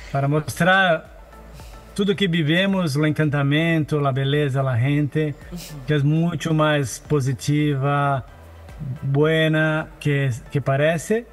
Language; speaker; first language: Spanish; non-native, learner; Portuguese